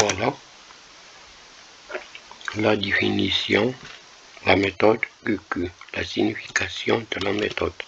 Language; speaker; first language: French; non-native, local second language; Arabic